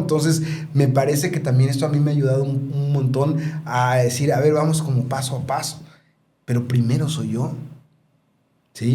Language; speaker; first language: Spanish; native; Spanish